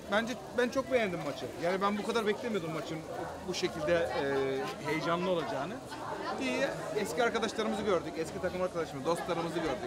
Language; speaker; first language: Turkish; early bilingual, other home language; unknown